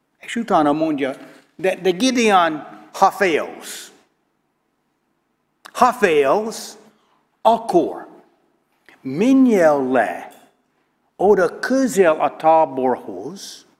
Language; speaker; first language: Hungarian; non-native, learner; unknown